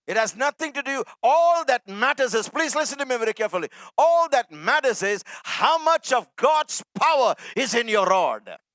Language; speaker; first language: English; non-native, local second language; Tamil